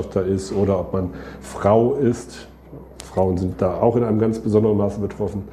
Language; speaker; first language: German; native; German